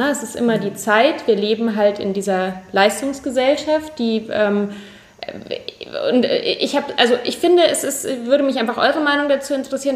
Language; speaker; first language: German; native; German